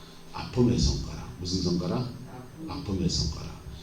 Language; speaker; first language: Korean; native; Korean